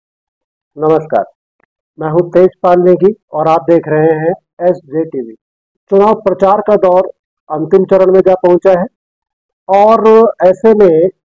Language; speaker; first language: Hindi; native; Hindi